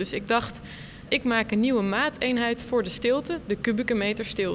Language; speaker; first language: Dutch; native; Dutch